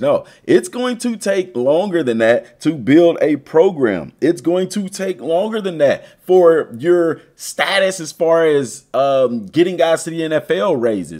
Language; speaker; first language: English; native; English